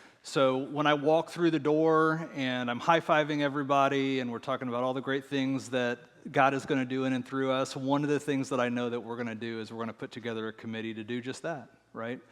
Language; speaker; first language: English; native; English